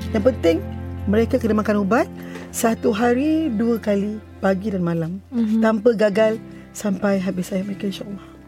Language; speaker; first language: Malay; native; Malay